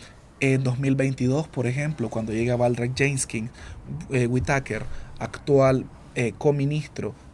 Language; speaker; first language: Spanish; native; Spanish